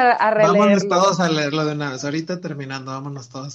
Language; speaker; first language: Spanish; native; Spanish